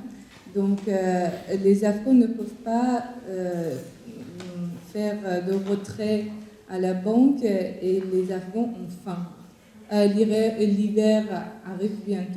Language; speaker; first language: French; non-native, fluent; Persian